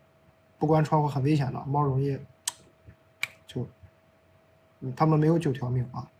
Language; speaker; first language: Chinese; native; Chinese